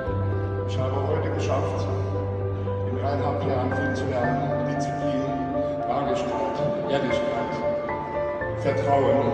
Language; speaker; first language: German; non-native, fluent; Romanian